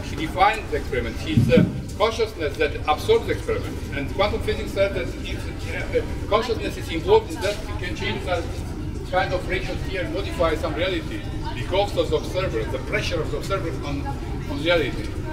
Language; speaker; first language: English; non-native, fluent; Romanian